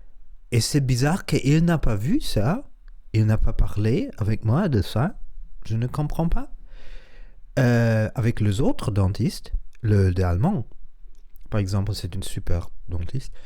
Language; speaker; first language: French; non-native, learner; Spanish